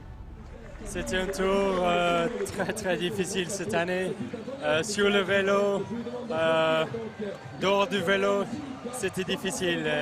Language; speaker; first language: French; non-native, learner; English